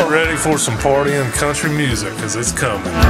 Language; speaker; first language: English; native; English